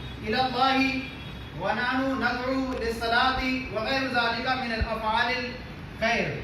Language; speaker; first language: Arabic; non-native, fluent; Urdu